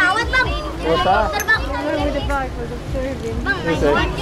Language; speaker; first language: Indonesian; native; Indonesian